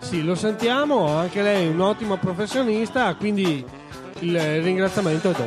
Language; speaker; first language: Italian; native; Italian